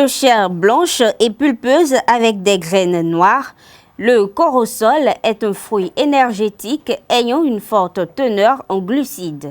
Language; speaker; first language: French; native; French